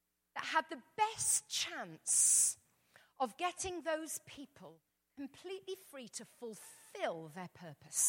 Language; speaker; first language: English; native; English